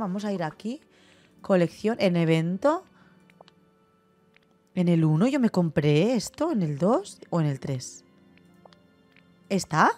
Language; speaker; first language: Spanish; native; Spanish